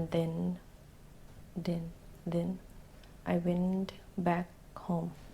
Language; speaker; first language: English; non-native, learner; Thai